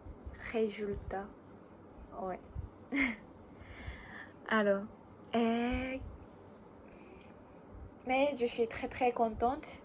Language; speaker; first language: French; non-native, learner; Japanese